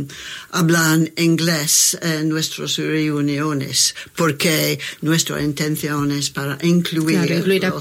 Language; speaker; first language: Spanish; non-native, learner; English